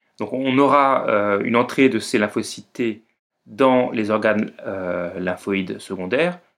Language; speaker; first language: French; native; French